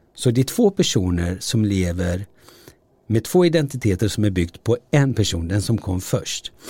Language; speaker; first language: Swedish; early bilingual, other home language; Turoyo